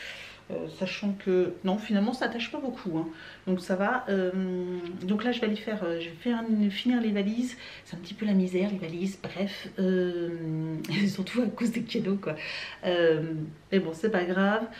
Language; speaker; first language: French; native; French